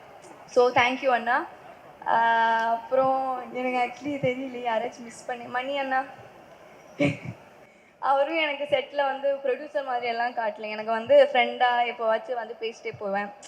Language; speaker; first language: Tamil; non-native, fluent; Malayalam